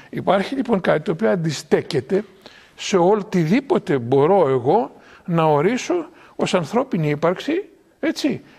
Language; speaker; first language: Greek; native; Greek